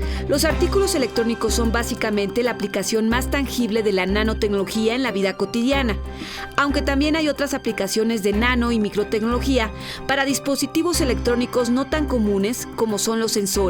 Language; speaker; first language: Spanish; native; Spanish